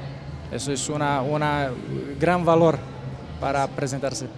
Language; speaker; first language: Spanish; non-native, fluent; Croatian